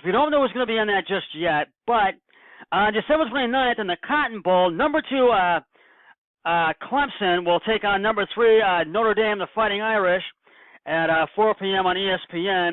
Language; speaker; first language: English; native; English